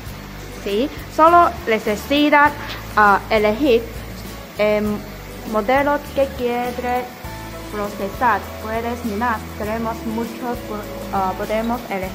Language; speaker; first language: Spanish; non-native, learner; Chinese